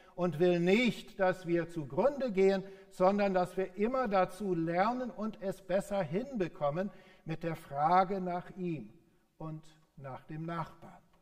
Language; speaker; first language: German; non-native, fluent; English